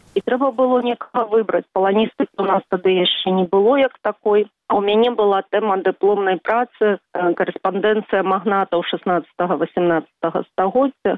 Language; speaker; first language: Belarusian; native; Belarusian